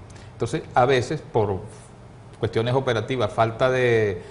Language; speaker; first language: Spanish; native; Spanish